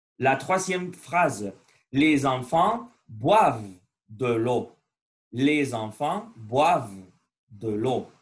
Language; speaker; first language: French; non-native, learner; Spanish